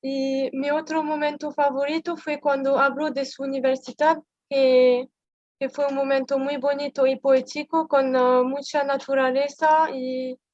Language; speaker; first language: Spanish; non-native, learner; French